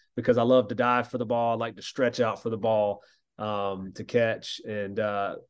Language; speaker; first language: English; native; English